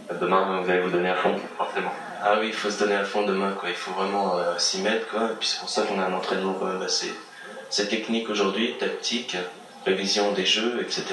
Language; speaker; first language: French; native; French